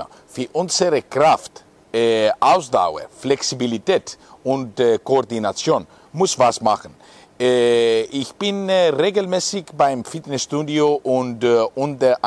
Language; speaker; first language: German; non-native, fluent; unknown